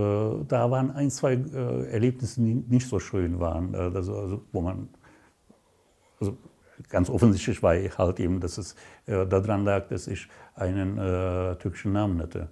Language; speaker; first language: German; early bilingual, other home language; Turkish